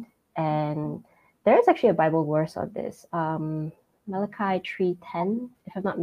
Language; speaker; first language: English; non-native, local second language; Min Nan Chinese